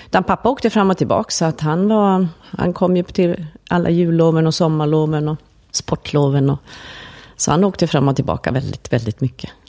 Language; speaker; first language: Swedish; early bilingual, other home language; Finnish